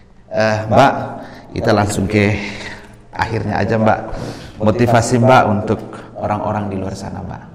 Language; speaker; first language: Indonesian; native; Indonesian